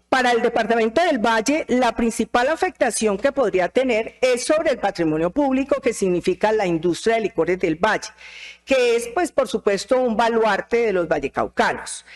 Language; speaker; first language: Spanish; native; Spanish